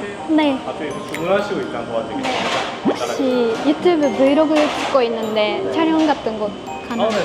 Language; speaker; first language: Korean; non-native, learner; Japanese